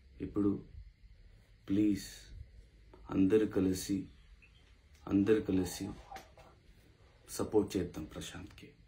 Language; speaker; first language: Telugu; non-native, learner; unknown